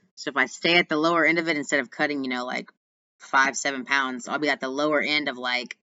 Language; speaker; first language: English; native; English